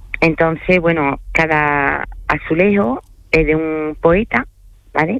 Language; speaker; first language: Spanish; early bilingual, other home language; French